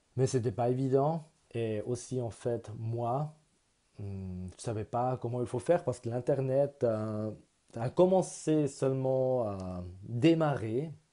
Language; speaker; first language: French; non-native, local second language; German